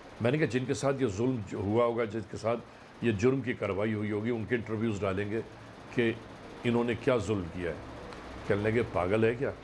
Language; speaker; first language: Urdu; native; Urdu